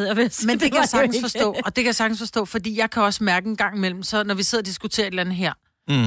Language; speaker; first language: Danish; native; Danish